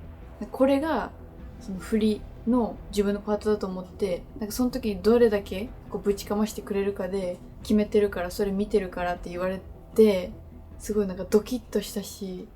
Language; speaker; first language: Japanese; native; Japanese